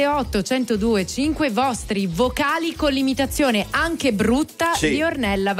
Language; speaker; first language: Italian; native; Italian